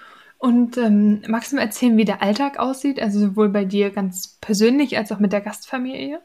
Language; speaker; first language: German; native; German